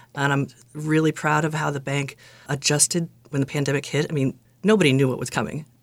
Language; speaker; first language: English; native; English